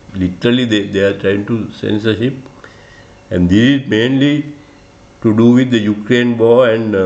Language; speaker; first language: English; non-native, local second language; Sinhala